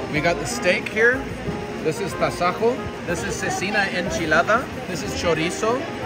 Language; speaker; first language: English; native; English